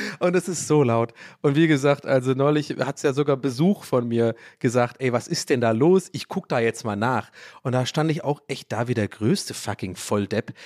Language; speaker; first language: German; early bilingual, other home language; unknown